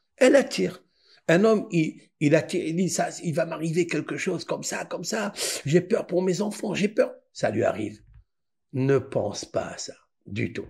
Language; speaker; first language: French; native; French